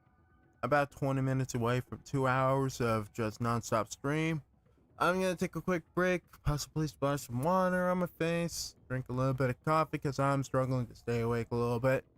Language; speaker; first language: English; native; English